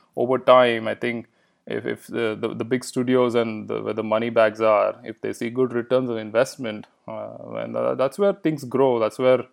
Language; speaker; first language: English; non-native, local second language; Kannada